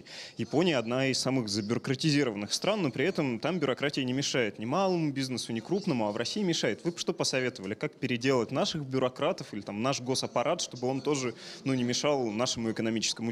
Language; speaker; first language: Russian; native; Russian